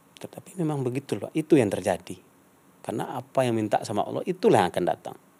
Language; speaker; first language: Indonesian; non-native, local second language; Minangkabau